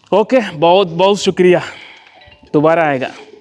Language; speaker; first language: Hindi; non-native, local second language; Malayalam